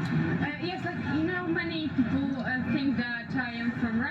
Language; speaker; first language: English; non-native, learner; Polish